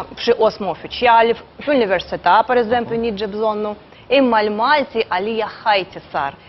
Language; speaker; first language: Maltese; non-native, fluent; Russian